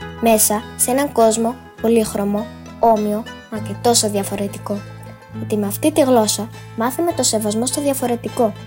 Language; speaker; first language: Greek; early bilingual, heritage; Greek